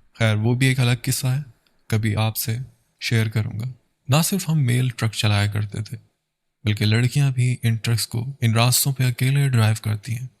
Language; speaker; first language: Urdu; native; Urdu